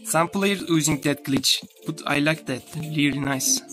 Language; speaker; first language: English; non-native, learner; Turkish